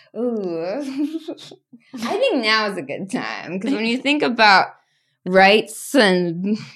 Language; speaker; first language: English; native; English